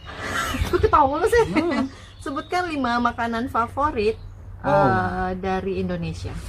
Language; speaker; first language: Indonesian; non-native, local second language; Minangkabau